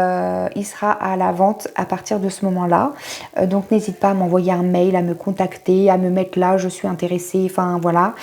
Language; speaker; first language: French; native; French